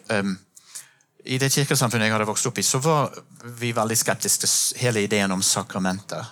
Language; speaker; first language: Norwegian; non-native, fluent; English